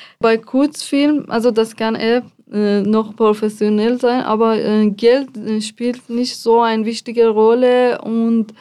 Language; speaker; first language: German; non-native, fluent; Persian